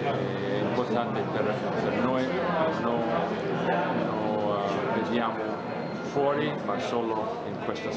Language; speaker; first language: Italian; non-native, fluent; English